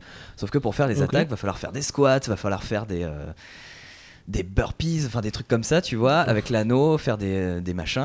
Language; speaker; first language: French; native; French